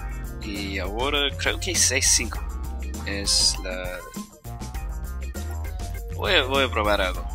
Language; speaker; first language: Spanish; non-native, fluent; English